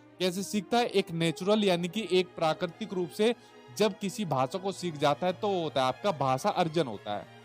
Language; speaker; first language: Hindi; native; Hindi